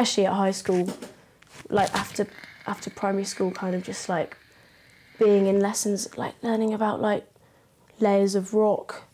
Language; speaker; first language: English; native; English